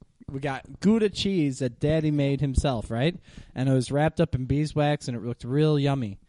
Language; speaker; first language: English; native; English